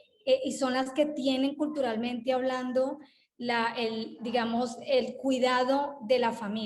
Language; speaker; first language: Spanish; native; Spanish